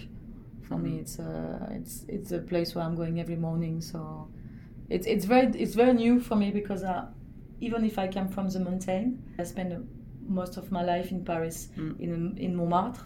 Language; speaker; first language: English; non-native, fluent; French